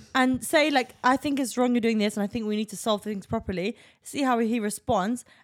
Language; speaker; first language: English; native; English